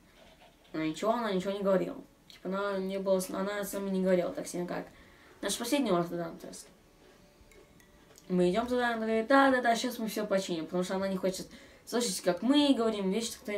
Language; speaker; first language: Russian; early bilingual, other home language; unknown